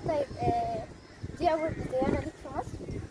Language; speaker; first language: Arabic; native; Arabic